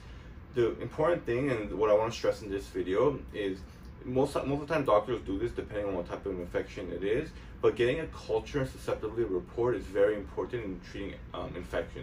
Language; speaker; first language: English; native; English